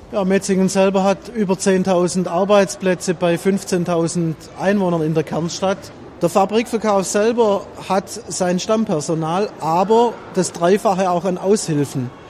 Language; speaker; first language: German; native; German